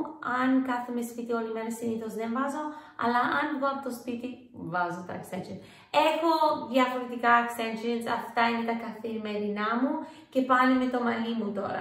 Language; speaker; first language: Greek; early bilingual, heritage; English